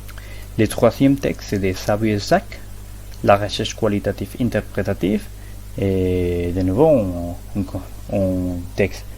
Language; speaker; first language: French; non-native, learner; Spanish